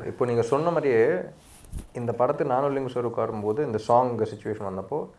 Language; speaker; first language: Tamil; non-native, local second language; Telugu